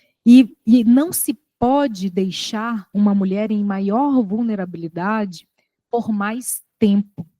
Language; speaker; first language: Portuguese; native; Portuguese